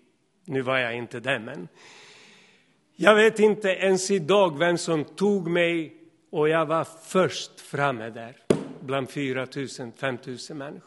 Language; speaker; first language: Swedish; non-native, fluent; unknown